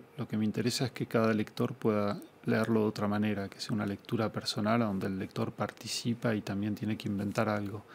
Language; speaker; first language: Spanish; native; Spanish